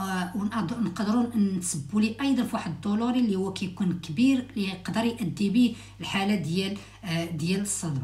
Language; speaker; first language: Arabic; native; Arabic